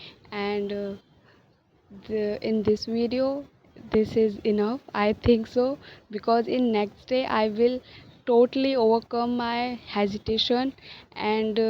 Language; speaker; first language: English; non-native, learner; Hindi